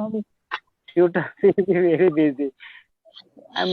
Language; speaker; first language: English; non-native, learner; Marathi